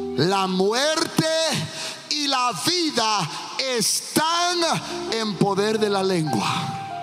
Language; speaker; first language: Spanish; early bilingual, heritage; Spanish